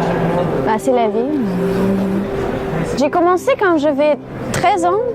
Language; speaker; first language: French; non-native, fluent; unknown